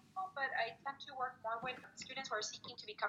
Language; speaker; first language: English; non-native, fluent; Spanish